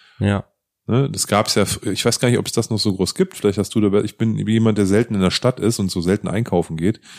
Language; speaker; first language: German; native; German